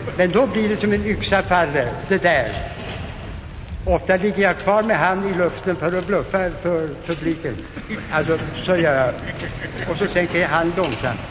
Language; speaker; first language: Swedish; native; Swedish